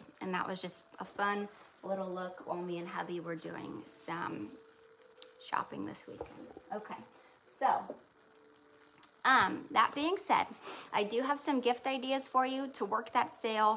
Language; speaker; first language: English; native; English